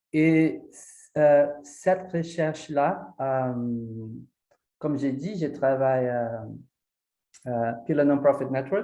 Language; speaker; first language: French; non-native, fluent; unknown